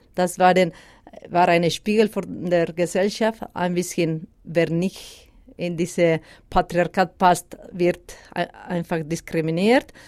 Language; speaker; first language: German; non-native, learner; Basque